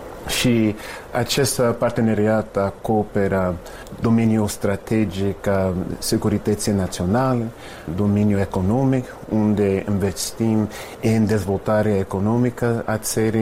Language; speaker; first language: Romanian; non-native, fluent; English